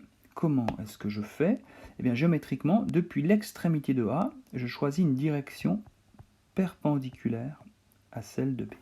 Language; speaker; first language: French; native; French